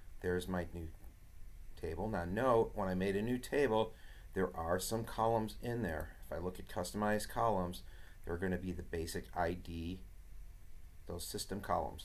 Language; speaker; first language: English; native; English